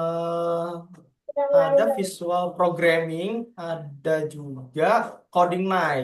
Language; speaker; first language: Indonesian; native; Indonesian